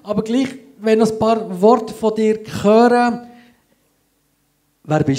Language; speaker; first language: German; native; German